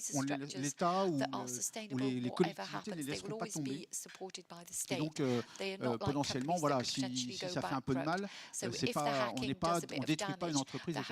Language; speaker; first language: French; native; French